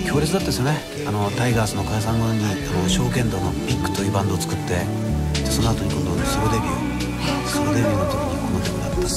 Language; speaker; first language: Japanese; native; Japanese